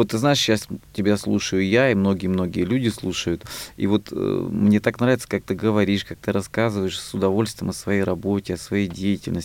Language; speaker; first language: Russian; native; Russian